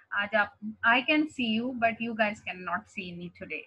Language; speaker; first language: English; non-native, local second language; Hindi